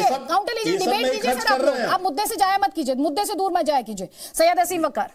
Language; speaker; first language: Hindi; native; Hindi